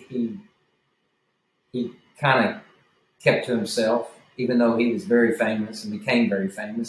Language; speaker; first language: English; native; English